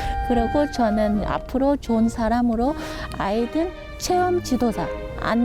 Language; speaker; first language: Korean; non-native, learner; Vietnamese